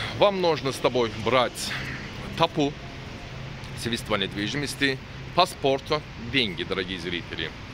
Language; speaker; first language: Russian; non-native, learner; Turkish